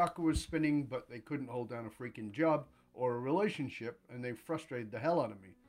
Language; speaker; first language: English; native; English